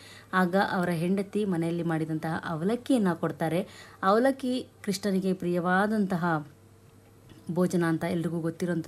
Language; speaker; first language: Kannada; native; Kannada